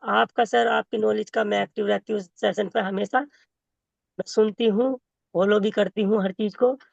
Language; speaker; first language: Hindi; native; Hindi